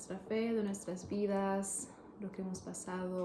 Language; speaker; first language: Spanish; early bilingual, heritage; Spanish